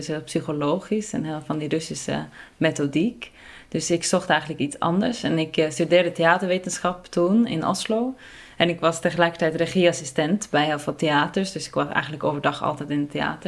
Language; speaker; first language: Dutch; non-native, fluent; Norwegian